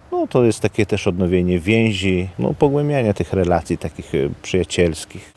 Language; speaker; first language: Polish; native; Polish